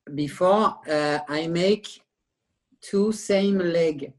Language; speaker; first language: English; non-native, learner; French